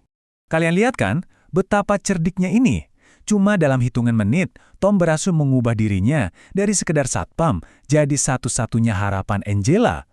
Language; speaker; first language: Indonesian; native; Indonesian